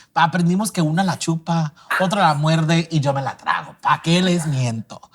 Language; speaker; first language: Spanish; early bilingual, other home language; English